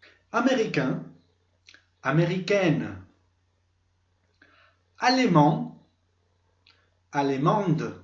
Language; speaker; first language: French; non-native, fluent; Spanish